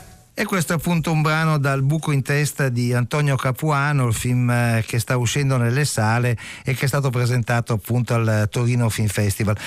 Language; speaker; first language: Italian; native; Italian